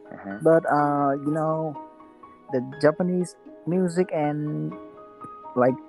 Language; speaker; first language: English; non-native, learner; Vietnamese